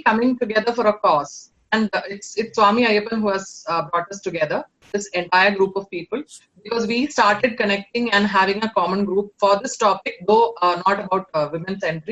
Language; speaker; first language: English; non-native, local second language; Malayalam